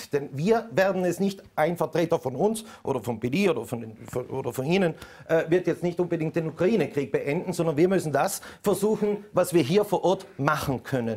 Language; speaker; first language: German; native; German